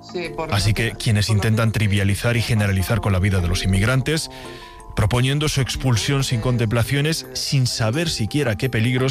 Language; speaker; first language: Spanish; native; Spanish